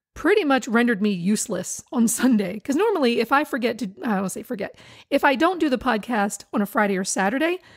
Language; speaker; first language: English; native; English